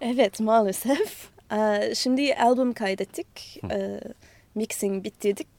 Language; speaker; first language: Turkish; non-native, fluent; English